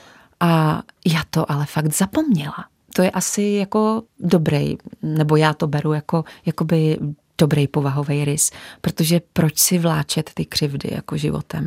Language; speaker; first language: Czech; native; Czech